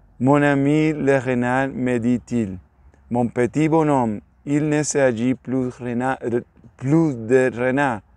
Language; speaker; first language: French; non-native, learner; Spanish